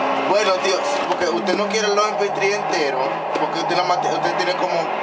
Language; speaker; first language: Spanish; early bilingual, heritage; Spanish